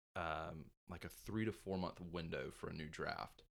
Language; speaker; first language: English; native; English